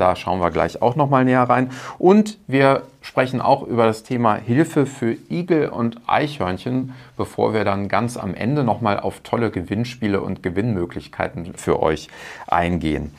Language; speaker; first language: German; native; German